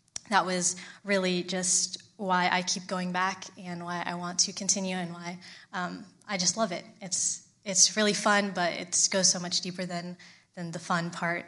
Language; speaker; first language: English; native; English